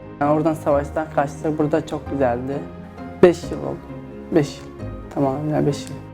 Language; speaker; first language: Turkish; early bilingual, other home language; Arabic